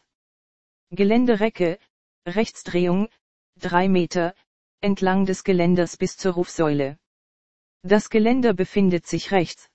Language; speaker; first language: German; native; German